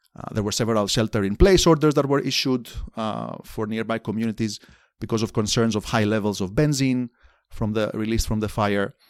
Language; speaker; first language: English; non-native, fluent; Greek